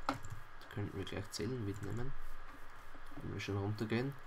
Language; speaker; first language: German; native; German